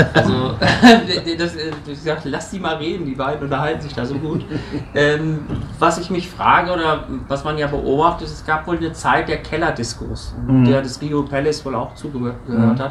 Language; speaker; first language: German; native; German